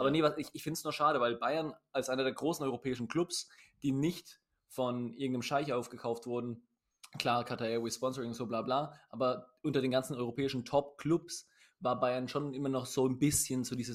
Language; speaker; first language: German; native; German